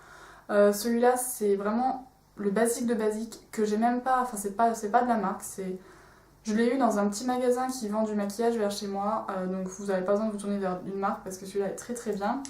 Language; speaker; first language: French; native; French